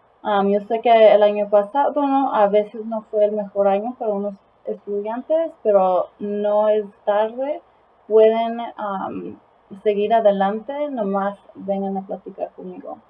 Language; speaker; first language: Spanish; early bilingual, heritage; Spanish